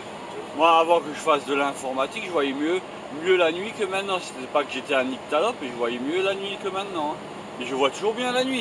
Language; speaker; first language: French; native; French